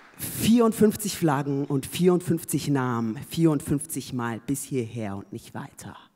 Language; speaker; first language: German; native; German